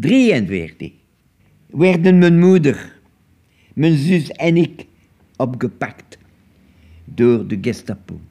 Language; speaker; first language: Dutch; non-native, local second language; French